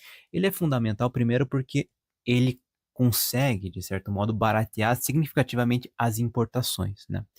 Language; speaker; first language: Portuguese; native; Portuguese